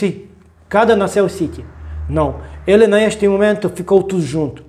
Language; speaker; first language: Portuguese; non-native, learner; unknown